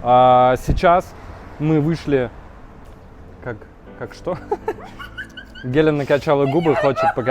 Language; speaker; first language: Russian; native; Russian